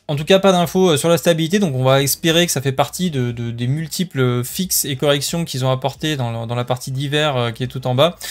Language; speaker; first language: French; native; French